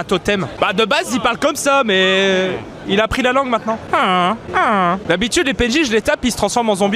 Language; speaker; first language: French; native; French